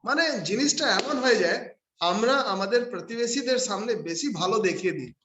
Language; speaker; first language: Bangla; non-native, local second language; Hindi